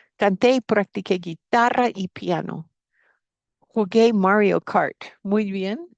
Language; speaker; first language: Spanish; non-native, fluent; English